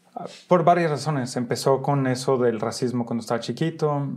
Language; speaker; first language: Spanish; early bilingual, heritage; Spanish